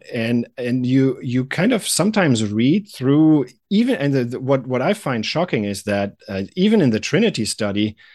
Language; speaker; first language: English; non-native, fluent; German